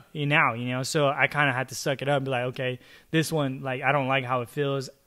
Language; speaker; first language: English; early bilingual, other home language; Chavacano